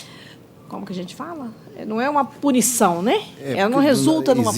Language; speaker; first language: Portuguese; native; Portuguese